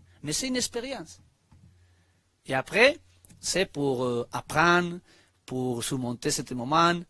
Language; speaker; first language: French; non-native, learner; Spanish